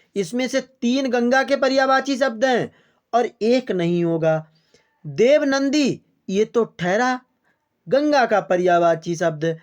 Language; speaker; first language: Hindi; native; Hindi